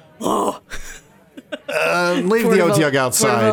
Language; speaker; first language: English; native; English